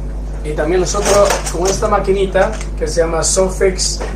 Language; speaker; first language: Spanish; non-native, fluent; Chinese